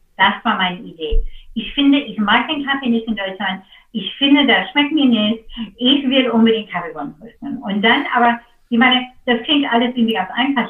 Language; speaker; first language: German; non-native, fluent; English